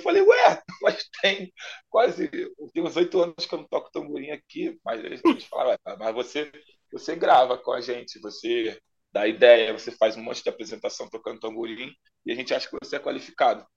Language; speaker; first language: Portuguese; native; Portuguese